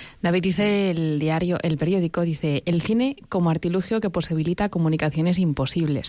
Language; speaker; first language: Spanish; native; Spanish